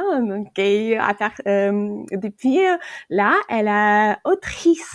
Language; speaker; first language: French; non-native, fluent; Ukrainian